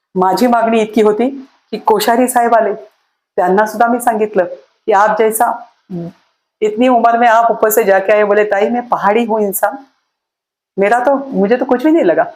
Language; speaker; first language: Hindi; non-native, local second language; Marathi